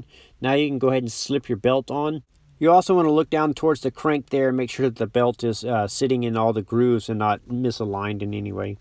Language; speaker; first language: English; native; English